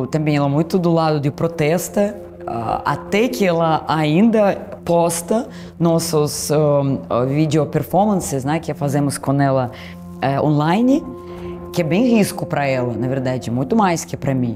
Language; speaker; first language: Portuguese; non-native, fluent; Russian